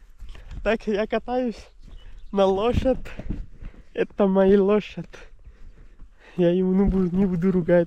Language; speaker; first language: Russian; non-native, learner; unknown